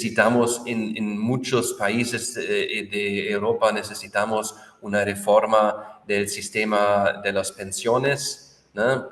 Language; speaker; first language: Spanish; non-native, fluent; German